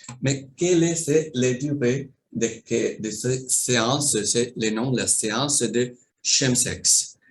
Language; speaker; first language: French; non-native, learner; Spanish